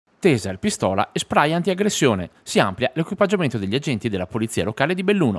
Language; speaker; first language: Italian; native; Italian